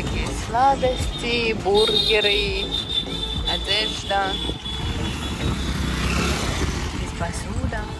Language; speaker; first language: Russian; native; Russian